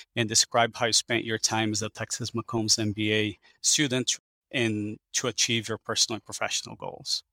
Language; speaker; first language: English; early bilingual, other home language; Portuguese